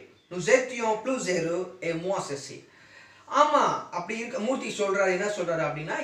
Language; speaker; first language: French; non-native, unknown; Tamil